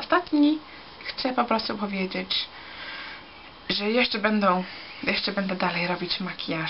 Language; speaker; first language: Polish; early bilingual, heritage; Polish